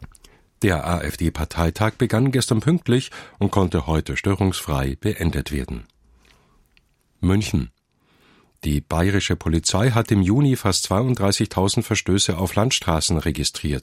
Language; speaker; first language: German; native; German